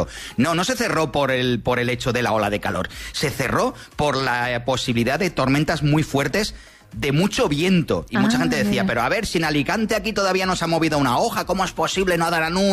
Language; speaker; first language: Spanish; native; Spanish